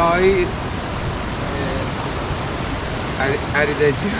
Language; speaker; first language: Turkish; non-native, local second language; Azerbaijani